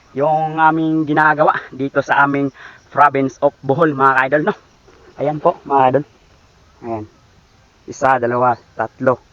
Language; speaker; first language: Filipino; non-native, local second language; Cebuano